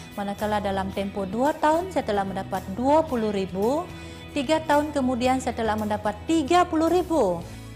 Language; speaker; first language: Malay; non-native, local second language; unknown